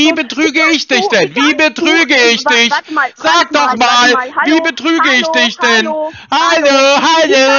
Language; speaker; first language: German; native; German